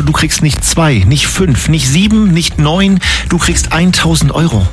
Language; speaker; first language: German; native; German